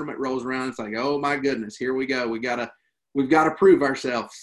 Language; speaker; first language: English; native; English